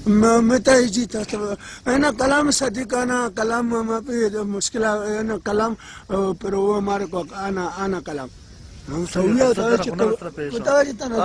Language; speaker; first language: Arabic; non-native, learner; Pashto